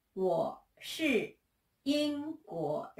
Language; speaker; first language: Chinese; non-native, fluent; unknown